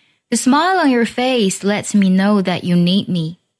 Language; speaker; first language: English; non-native, fluent; Chinese